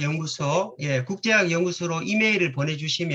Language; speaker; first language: Korean; native; Korean